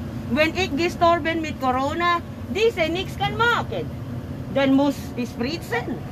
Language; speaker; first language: German; non-native, learner; Filipino